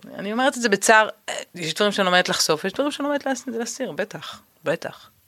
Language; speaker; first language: Hebrew; native; Hebrew